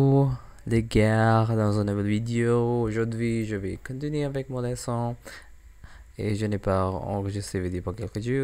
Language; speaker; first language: French; non-native, learner; English